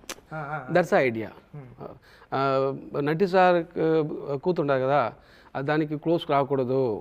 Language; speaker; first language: Telugu; non-native, learner; Tamil